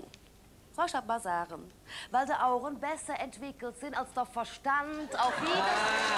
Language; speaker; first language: German; native; German